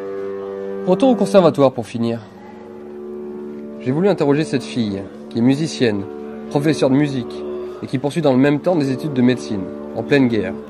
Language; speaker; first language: French; native; French